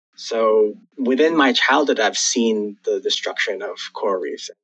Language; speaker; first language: English; native; English